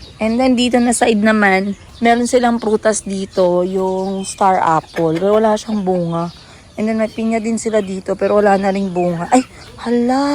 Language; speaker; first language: Filipino; non-native, local second language; Hiligaynon